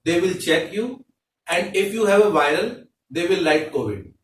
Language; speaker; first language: English; non-native, local second language; Hindi